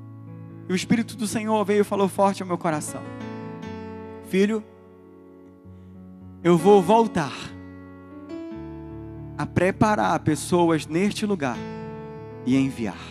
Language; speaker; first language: Portuguese; native; Portuguese